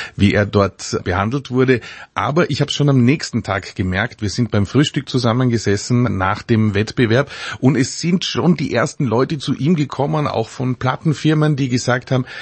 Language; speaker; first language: German; native; German